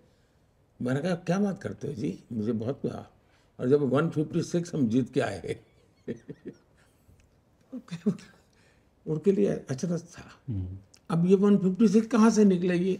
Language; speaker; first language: Hindi; non-native, local second language; Gujarati